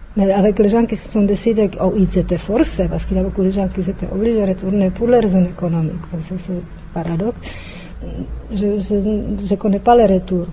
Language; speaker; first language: French; non-native, fluent; Czech